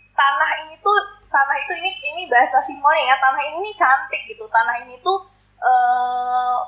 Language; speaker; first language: Indonesian; native; Indonesian